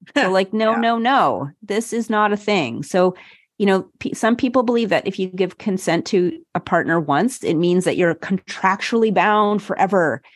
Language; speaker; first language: English; native; English